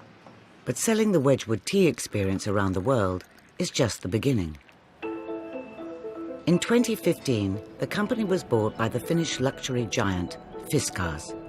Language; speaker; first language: English; native; English